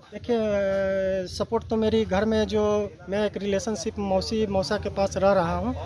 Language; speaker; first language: Hindi; native; Hindi